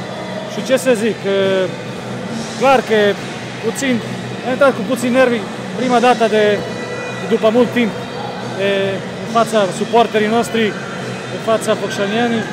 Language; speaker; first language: Romanian; non-native, fluent; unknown